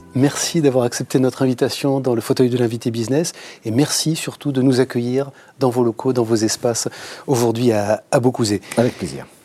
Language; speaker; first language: French; native; French